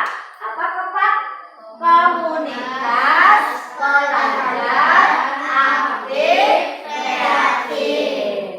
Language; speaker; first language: Indonesian; native; Indonesian